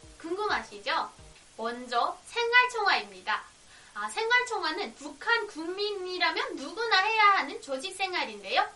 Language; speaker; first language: Korean; native; Korean